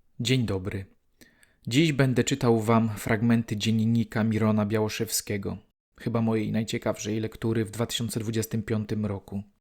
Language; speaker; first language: Polish; native; Polish